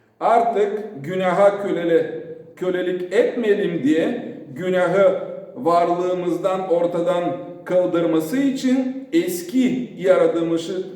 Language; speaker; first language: Turkish; non-native, fluent; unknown